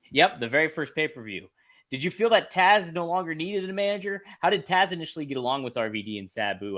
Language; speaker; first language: English; native; English